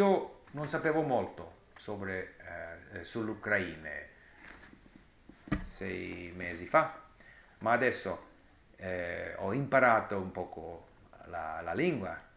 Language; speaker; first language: Italian; non-native, learner; English